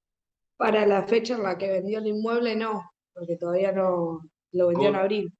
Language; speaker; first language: Spanish; native; Spanish